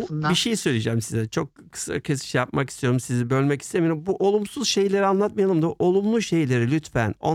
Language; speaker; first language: Turkish; native; Turkish